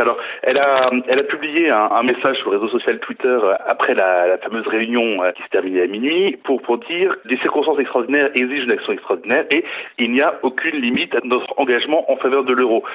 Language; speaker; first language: French; native; French